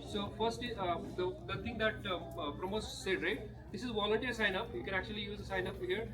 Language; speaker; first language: English; non-native, local second language; Marathi